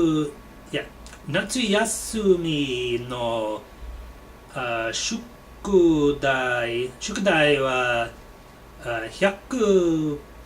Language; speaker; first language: Japanese; non-native, learner; English